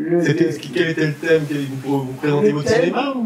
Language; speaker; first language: French; native; French